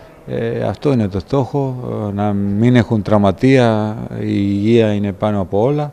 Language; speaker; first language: Greek; non-native, learner; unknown